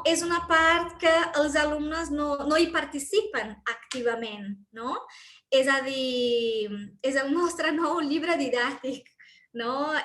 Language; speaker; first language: Catalan; non-native, fluent; Portuguese